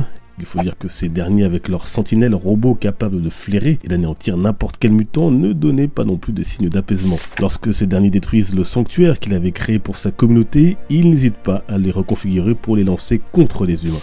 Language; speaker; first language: French; native; French